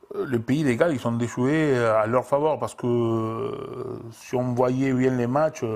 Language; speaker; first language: French; non-native, fluent; Spanish